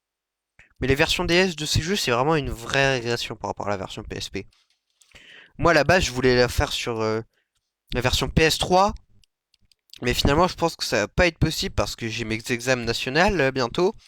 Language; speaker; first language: French; native; French